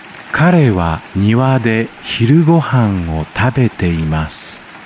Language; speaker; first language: Japanese; non-native, learner; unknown